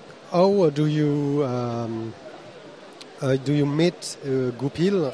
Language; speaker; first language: English; non-native, fluent; French